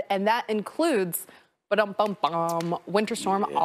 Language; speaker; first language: English; native; English